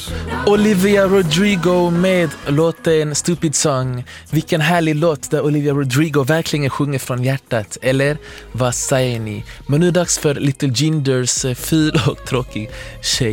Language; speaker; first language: Swedish; native; Swedish